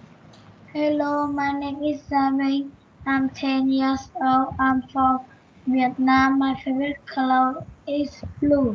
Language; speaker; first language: English; non-native, learner; Vietnamese